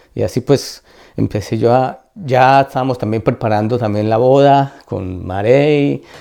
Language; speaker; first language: Spanish; native; Spanish